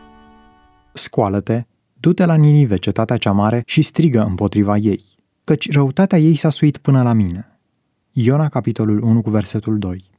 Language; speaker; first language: Romanian; native; Romanian